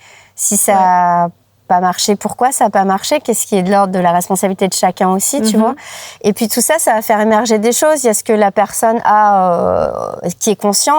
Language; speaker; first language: French; native; French